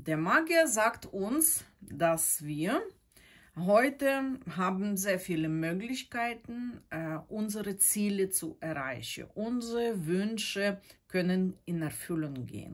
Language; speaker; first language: German; non-native, fluent; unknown